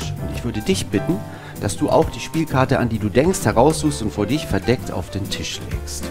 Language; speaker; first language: German; native; German